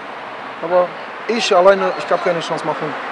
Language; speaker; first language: German; non-native, learner; Romanian